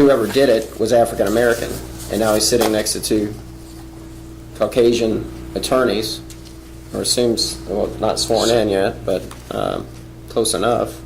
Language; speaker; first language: English; native; English